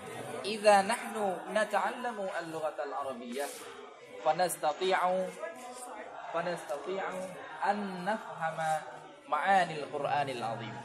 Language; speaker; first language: Arabic; non-native, fluent; Indonesian